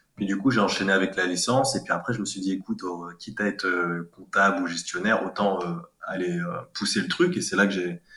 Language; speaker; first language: French; native; French